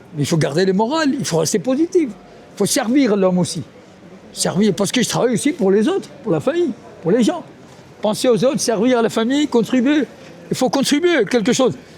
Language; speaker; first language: French; non-native, fluent; Punjabi